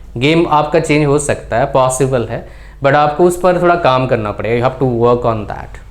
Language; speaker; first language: Hindi; native; Hindi